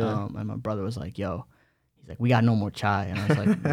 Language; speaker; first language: English; early bilingual, other home language; Bangla